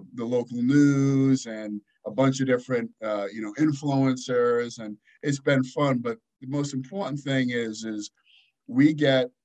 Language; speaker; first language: English; native; English